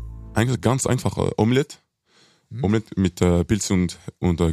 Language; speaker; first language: German; non-native, local second language; French